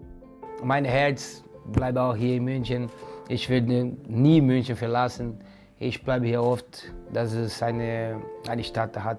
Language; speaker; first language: German; non-native, learner; Portuguese